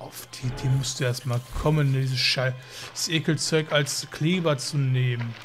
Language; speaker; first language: German; native; German